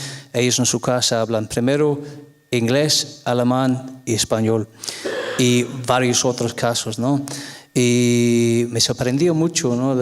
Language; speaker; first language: Spanish; non-native, fluent; English